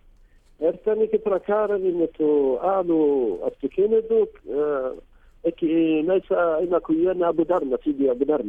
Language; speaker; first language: Greek; non-native, learner; Arabic